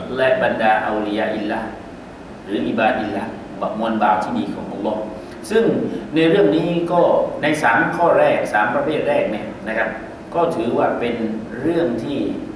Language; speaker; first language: Thai; native; Thai